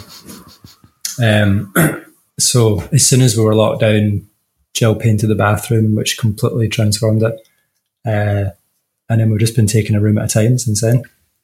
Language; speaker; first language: English; native; English